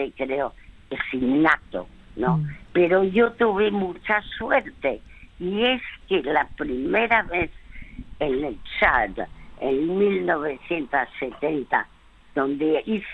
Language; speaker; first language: Spanish; early bilingual, other home language; French